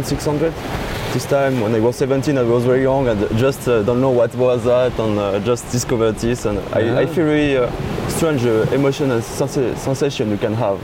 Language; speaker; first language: English; non-native, learner; French